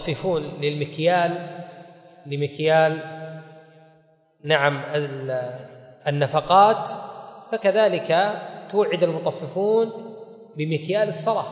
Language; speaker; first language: Arabic; native; Arabic